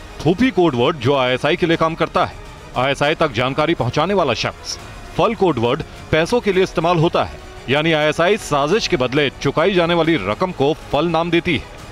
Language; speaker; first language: Hindi; native; Hindi